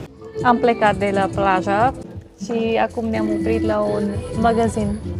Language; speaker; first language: Romanian; non-native, fluent; Bulgarian